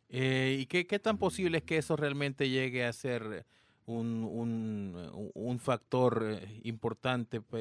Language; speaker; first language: Spanish; native; Spanish